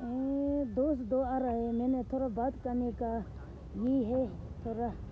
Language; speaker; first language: Hindi; non-native, local second language; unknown